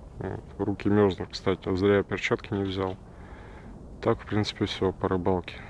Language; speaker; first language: Russian; native; Russian